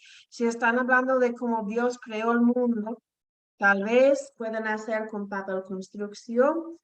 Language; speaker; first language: Spanish; non-native, fluent; English